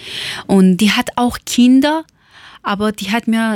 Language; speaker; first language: German; non-native, learner; Persian